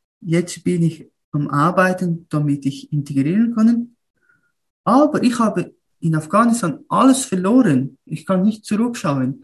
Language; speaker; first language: German; non-native, learner; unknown